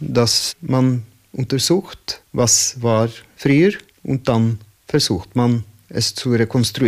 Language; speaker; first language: German; non-native, learner; Norwegian